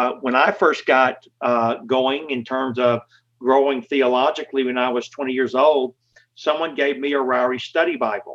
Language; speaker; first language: English; native; English